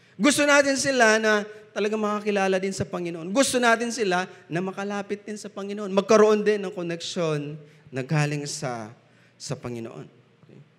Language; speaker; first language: Filipino; non-native, local second language; Bikol